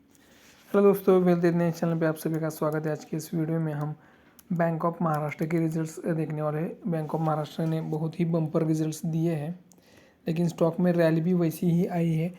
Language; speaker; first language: Hindi; non-native, local second language; Marathi